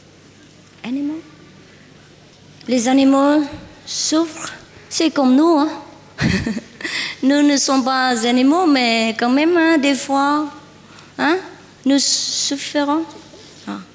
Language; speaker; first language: French; non-native, learner; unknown